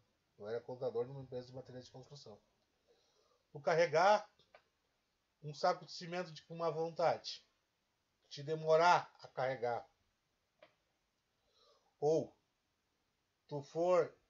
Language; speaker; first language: Portuguese; native; Portuguese